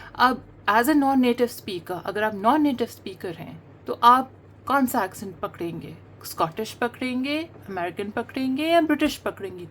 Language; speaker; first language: Hindi; native; Hindi